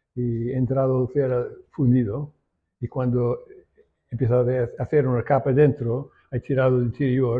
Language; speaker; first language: Spanish; non-native, learner; English